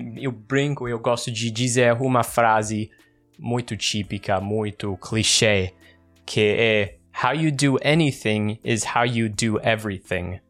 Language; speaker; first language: Portuguese; non-native, learner; English